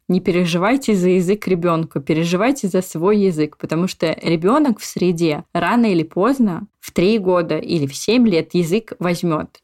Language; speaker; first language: Russian; native; Russian